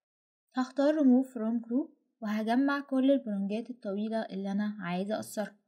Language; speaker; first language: Arabic; native; Arabic